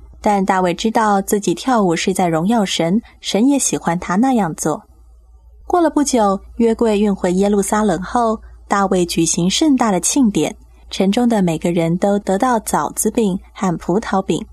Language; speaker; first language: Chinese; native; Chinese